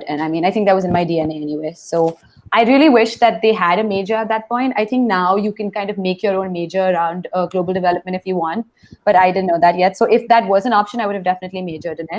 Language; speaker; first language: English; non-native, local second language; Hindi